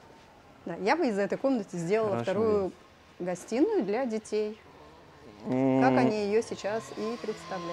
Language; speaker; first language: Russian; native; Russian